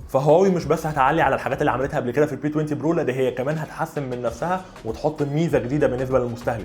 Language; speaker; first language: Arabic; native; Arabic